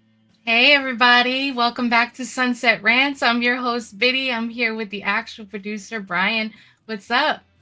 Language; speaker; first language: English; native; English